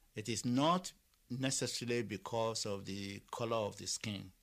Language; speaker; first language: English; non-native, local second language; Yoruba